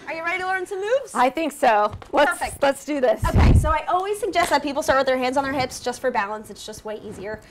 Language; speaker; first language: English; native; English